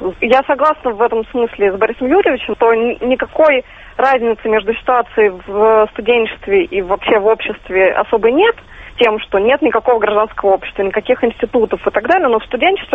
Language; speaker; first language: Russian; native; Russian